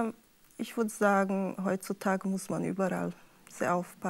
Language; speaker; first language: German; non-native, fluent; Portuguese